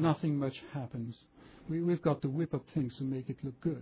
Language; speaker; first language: English; non-native, fluent; French